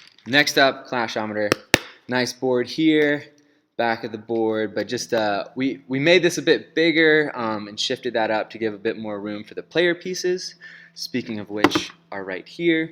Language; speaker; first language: English; native; English